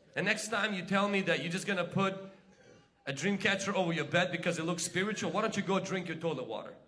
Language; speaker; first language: English; non-native, fluent; Ukrainian